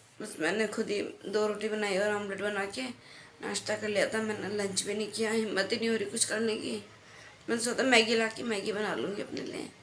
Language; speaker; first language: Hindi; native; Hindi